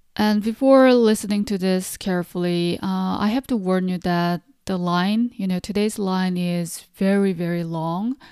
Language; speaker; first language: English; non-native, fluent; Korean